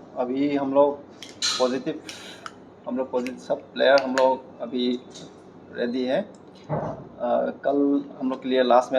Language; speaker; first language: Hindi; non-native, local second language; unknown